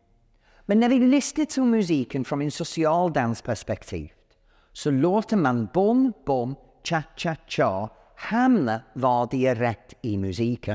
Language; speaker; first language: Swedish; non-native, fluent; English